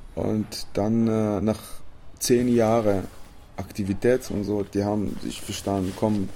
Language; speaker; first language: German; non-native, fluent; Romanian